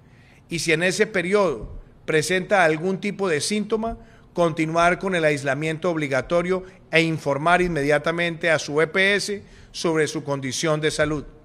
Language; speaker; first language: Spanish; native; Spanish